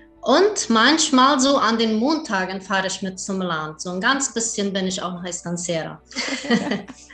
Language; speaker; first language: German; early bilingual, heritage; German